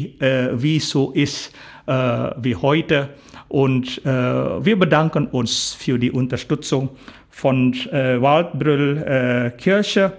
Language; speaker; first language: German; non-native, fluent; Indonesian